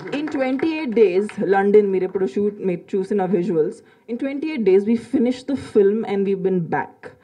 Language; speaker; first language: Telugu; non-native, local second language; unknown